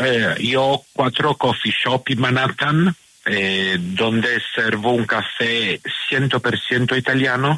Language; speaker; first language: Spanish; non-native, learner; Italian